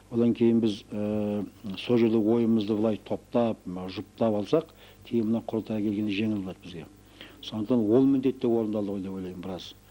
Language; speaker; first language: Kazakh; early bilingual, heritage; Kazakh